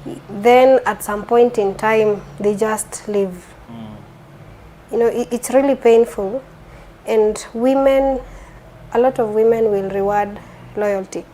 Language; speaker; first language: English; non-native, local second language; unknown